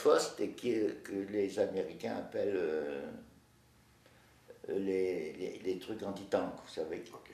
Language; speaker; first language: French; native; French